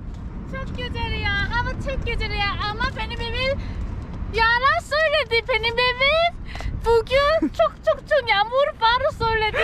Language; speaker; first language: Turkish; non-native, learner; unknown